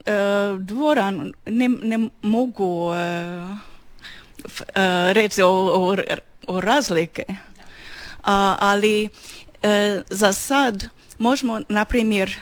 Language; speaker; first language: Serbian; non-native, learner; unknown